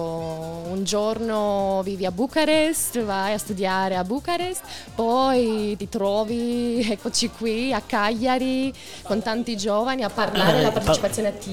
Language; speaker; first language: Italian; early bilingual, other home language; Romanian